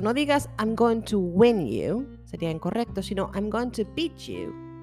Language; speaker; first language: English; non-native, fluent; Spanish